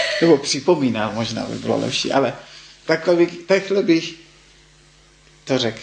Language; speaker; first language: Czech; non-native, fluent; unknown